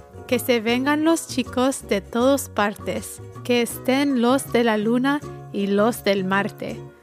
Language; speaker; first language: Spanish; early bilingual, other home language; English